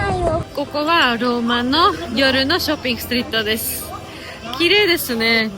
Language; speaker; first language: Japanese; non-native, fluent; Georgian